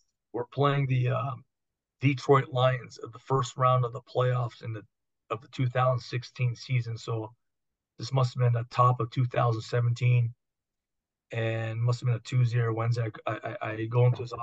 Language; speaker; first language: English; native; English